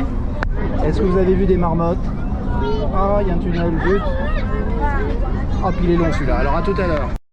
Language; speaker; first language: French; native; French